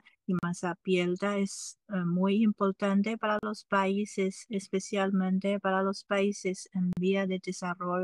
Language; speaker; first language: Spanish; non-native, fluent; Chinese